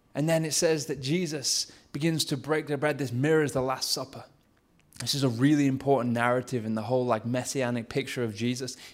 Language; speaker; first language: English; native; English